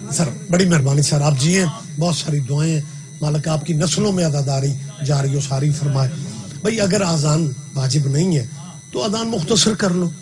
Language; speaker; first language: Urdu; non-native, local second language; Punjabi